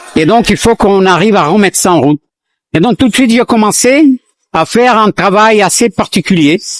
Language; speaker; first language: French; non-native, fluent; Kabuverdianu